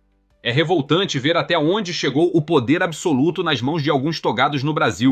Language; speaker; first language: Portuguese; native; Portuguese